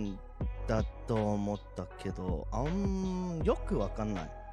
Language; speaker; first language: Japanese; non-native, learner; English